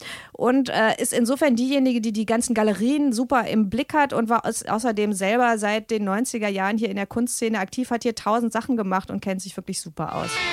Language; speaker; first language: German; native; German